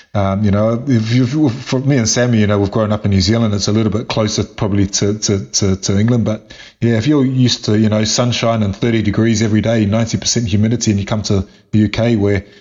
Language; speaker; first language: English; native; English